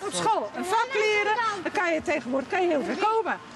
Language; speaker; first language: Dutch; native; Dutch